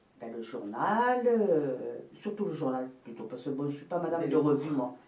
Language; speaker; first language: French; native; French